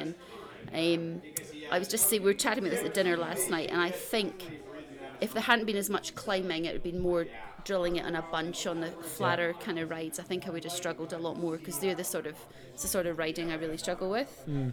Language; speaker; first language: English; native; English